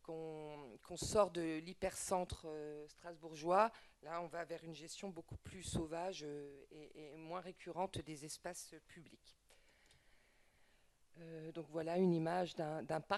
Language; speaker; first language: French; native; French